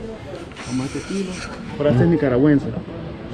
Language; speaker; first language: Spanish; native; Spanish